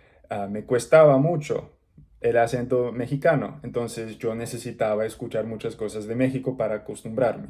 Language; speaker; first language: Spanish; non-native, learner; English